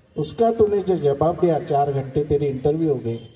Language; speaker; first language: Hindi; non-native, local second language; Marathi